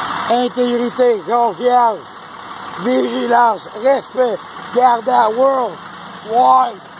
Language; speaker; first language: French; native; French